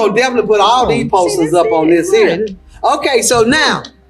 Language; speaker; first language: English; native; English